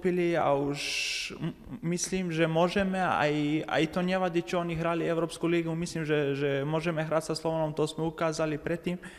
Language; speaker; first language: Slovak; non-native, learner; Macedonian